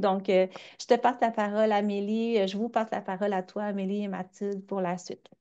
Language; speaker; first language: French; native; French